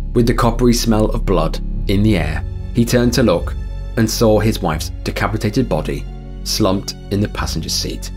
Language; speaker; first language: English; native; English